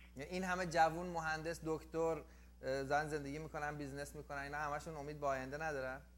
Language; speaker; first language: Persian; native; Persian